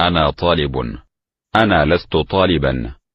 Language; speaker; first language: Arabic; non-native, learner; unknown